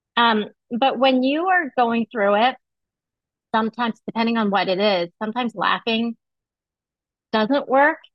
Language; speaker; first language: English; native; English